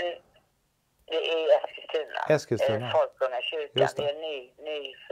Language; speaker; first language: Swedish; native; Swedish